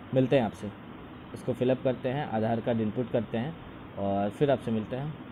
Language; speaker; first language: Hindi; native; Hindi